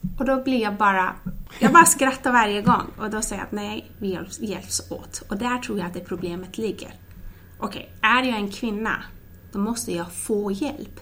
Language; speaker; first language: Swedish; non-native, fluent; Persian